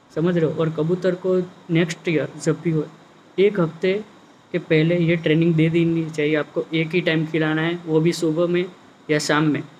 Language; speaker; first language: Hindi; non-native, local second language; Gujarati